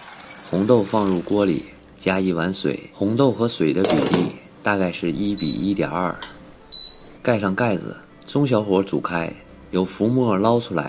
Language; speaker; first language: Chinese; native; Chinese